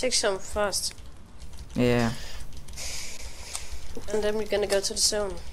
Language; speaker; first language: English; non-native, fluent; Danish